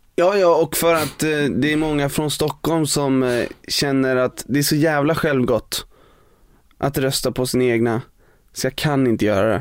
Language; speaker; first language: Swedish; native; Swedish